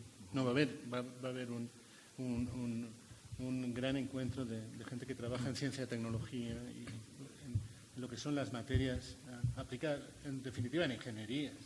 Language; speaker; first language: Spanish; native; Spanish